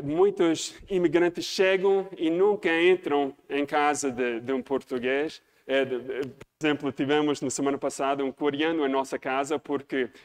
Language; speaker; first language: Portuguese; non-native, fluent; English